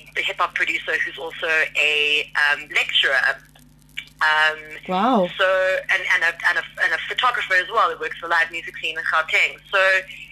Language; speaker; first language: English; native; English